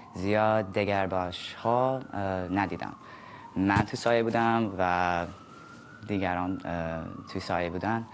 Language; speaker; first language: Persian; non-native, learner; English